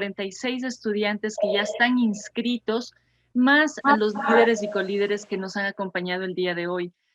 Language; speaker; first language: Spanish; native; Spanish